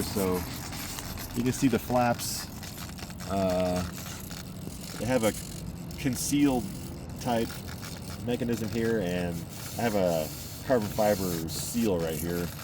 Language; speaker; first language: English; native; English